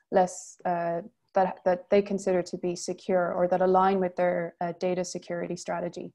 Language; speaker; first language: English; native; English